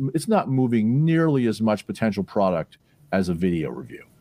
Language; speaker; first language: English; native; English